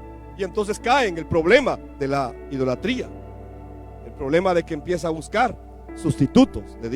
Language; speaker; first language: Spanish; native; Spanish